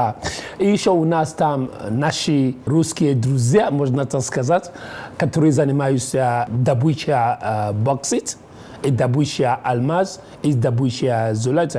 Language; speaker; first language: Russian; non-native, learner; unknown